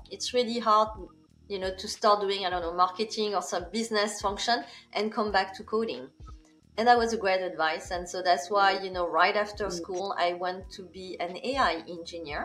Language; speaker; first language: English; non-native, fluent; French